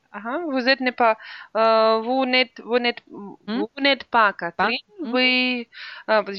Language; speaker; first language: French; non-native, learner; Russian